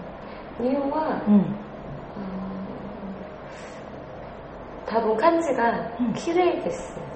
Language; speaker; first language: Japanese; non-native, learner; Korean